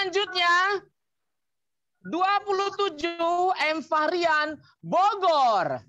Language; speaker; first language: Indonesian; native; Indonesian